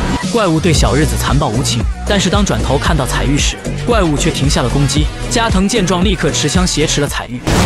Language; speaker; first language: Chinese; native; Chinese